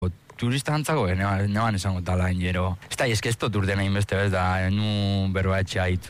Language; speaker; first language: Basque; early bilingual, other home language; Spanish